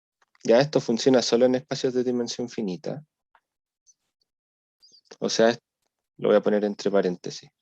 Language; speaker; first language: Spanish; native; Spanish